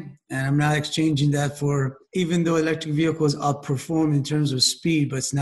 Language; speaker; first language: English; non-native, fluent; Persian